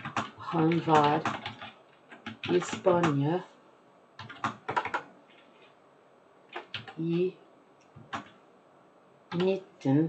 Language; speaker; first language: Norwegian; non-native, fluent; Portuguese